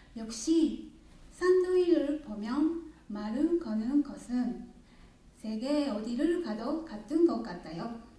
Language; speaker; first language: Korean; non-native, learner; Japanese